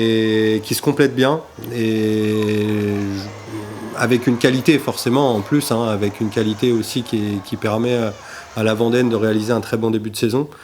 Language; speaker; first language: French; native; French